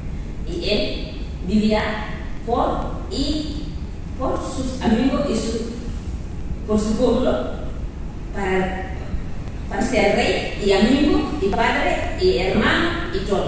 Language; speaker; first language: Spanish; non-native, learner; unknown